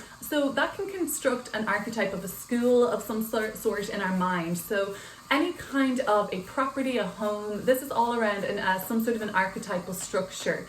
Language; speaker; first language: English; native; English